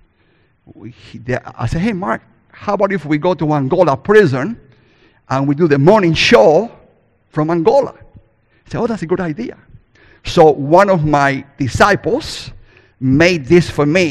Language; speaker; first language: English; non-native, fluent; Spanish